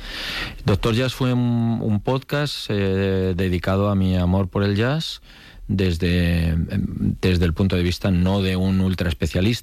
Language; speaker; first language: Spanish; native; Spanish